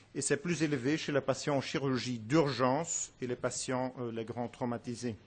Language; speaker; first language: French; non-native, fluent; Dutch